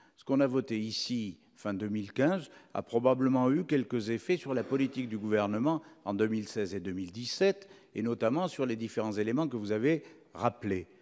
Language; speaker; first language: French; native; French